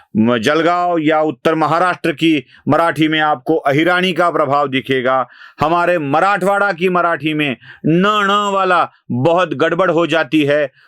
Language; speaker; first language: Hindi; non-native, local second language; Marathi